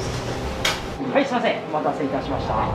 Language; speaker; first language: Japanese; native; Japanese